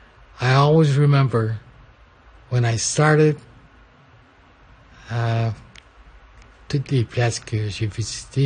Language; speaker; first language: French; non-native, local second language; English